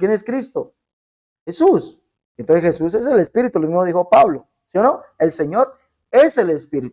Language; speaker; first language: Spanish; native; Spanish